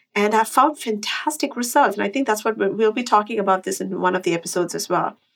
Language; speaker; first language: English; non-native, local second language; Tamil